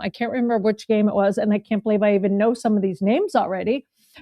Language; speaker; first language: English; native; English